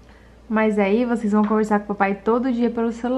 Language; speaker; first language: Portuguese; native; Portuguese